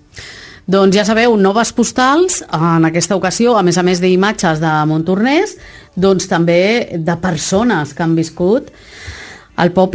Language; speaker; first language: Catalan; native; Catalan